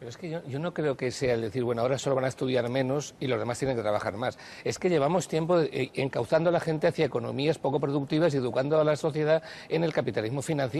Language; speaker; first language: Spanish; native; Spanish